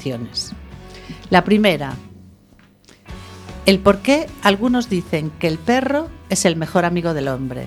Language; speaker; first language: Spanish; native; Spanish